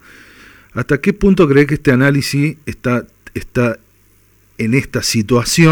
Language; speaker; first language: Spanish; native; Spanish